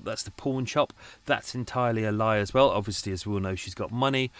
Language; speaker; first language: English; native; English